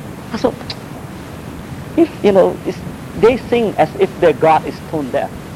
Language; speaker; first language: English; non-native, fluent; Chinese